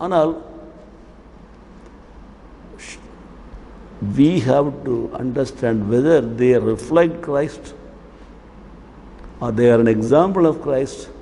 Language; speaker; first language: English; non-native, local second language; Tamil